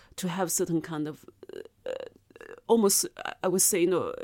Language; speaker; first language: English; non-native, fluent; Chinese